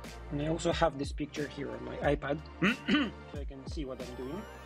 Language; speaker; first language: English; non-native, fluent; Polish